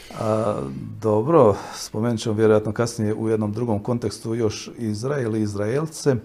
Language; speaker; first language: Croatian; native; Croatian